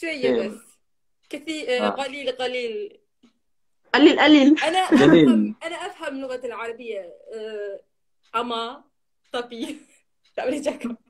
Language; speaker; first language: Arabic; non-native, learner; Malay